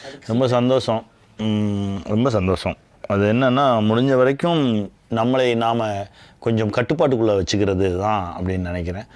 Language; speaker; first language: Tamil; native; Tamil